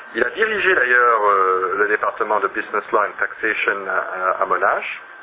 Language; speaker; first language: French; native; French